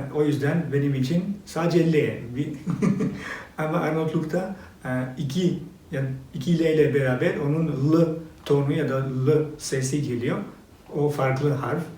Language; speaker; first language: Turkish; non-native, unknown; Albanian